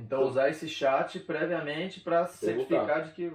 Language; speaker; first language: Portuguese; native; Portuguese